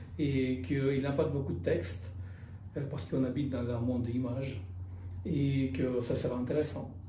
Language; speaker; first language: French; non-native, fluent; Russian